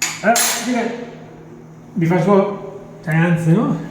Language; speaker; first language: Chinese; non-native, fluent; Italian